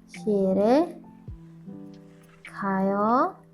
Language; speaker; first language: Korean; non-native, learner; Indonesian